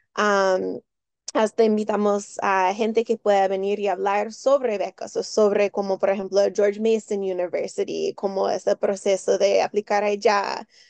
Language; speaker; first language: Spanish; early bilingual, heritage; Spanish